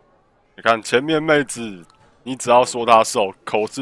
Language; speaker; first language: Chinese; native; Chinese